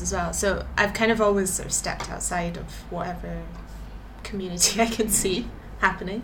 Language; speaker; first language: English; native; English